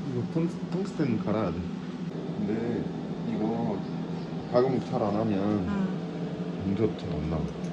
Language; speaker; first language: Korean; non-native, learner; French